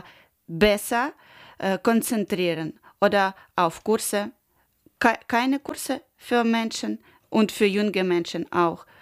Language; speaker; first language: German; non-native, learner; Ukrainian